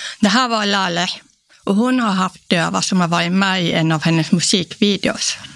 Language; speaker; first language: Swedish; non-native, local second language; Polish